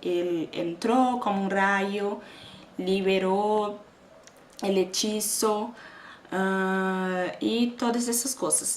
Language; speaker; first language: Spanish; non-native, fluent; Portuguese